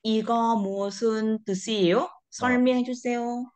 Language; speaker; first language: Korean; non-native, learner; Vietnamese